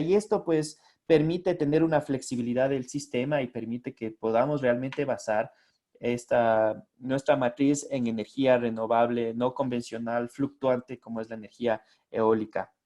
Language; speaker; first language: Spanish; native; Spanish